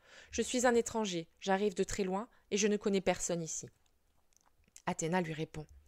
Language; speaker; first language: French; native; French